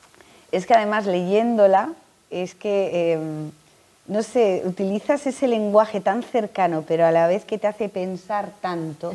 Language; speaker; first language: Spanish; native; Spanish